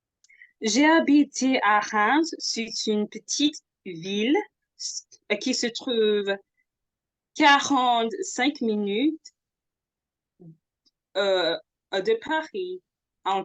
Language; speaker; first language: French; non-native, fluent; English